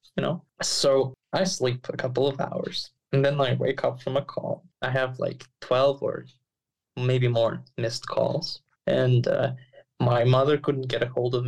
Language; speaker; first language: English; non-native, fluent; Ukrainian